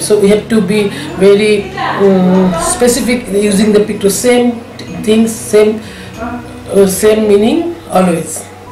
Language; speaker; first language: English; non-native, local second language; Bangla